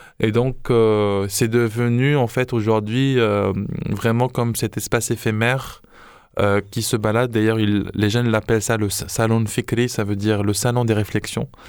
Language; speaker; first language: French; non-native, local second language; Arabic